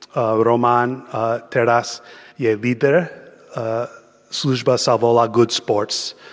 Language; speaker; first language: Slovak; non-native, learner; English